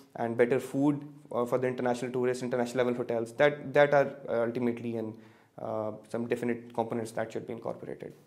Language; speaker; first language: English; non-native, local second language; Punjabi